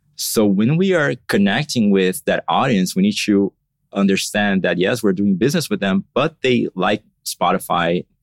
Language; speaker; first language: English; non-native, fluent; Portuguese